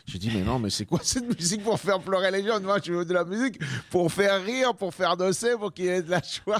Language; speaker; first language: French; early bilingual, other home language; Spanish